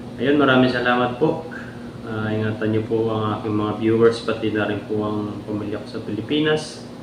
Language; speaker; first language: Filipino; non-native, local second language; Pampanga